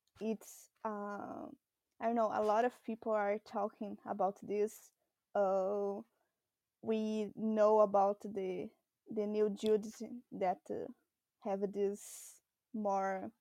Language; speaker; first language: English; non-native, learner; Portuguese